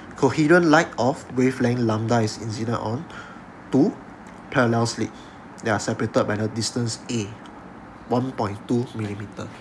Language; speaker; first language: English; non-native, local second language; Chinese